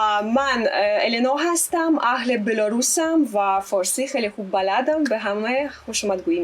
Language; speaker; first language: Persian; non-native, fluent; Russian